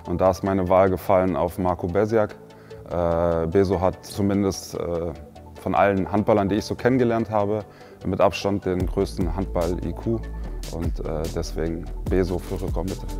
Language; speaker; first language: German; native; German